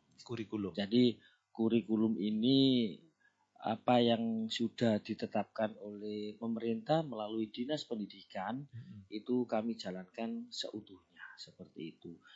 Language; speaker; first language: Indonesian; non-native, local second language; Javanese